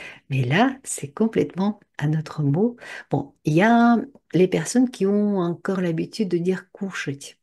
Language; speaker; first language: French; non-native, fluent; Russian